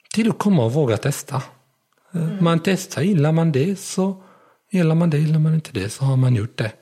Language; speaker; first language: Swedish; early bilingual, other home language; Arabic